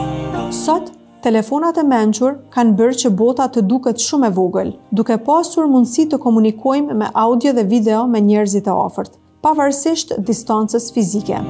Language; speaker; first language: Albanian; native; Albanian